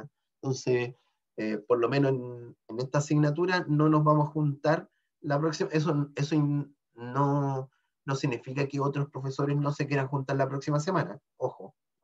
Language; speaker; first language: Spanish; native; Spanish